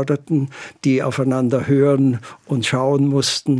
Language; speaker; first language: German; native; German